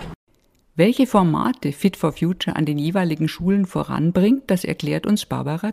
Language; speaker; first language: German; native; German